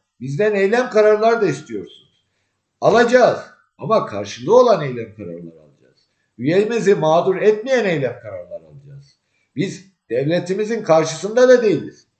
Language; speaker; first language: Turkish; native; Turkish